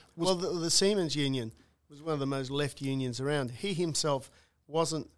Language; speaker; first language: English; native; English